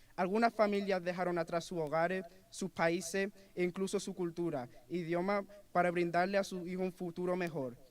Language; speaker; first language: Spanish; early bilingual, heritage; Spanish